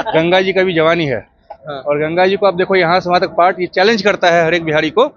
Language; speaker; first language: Hindi; native; Hindi